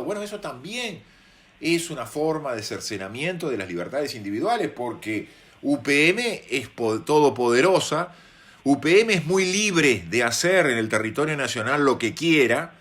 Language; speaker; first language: Spanish; native; Spanish